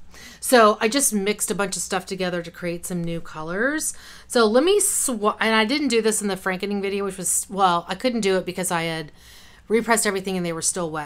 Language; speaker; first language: English; native; English